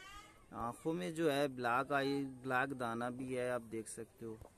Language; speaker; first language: Hindi; non-native, local second language; Bangla